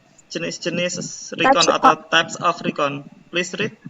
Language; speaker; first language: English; non-native, learner; Indonesian